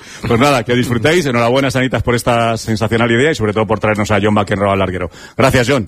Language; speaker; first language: Spanish; native; Spanish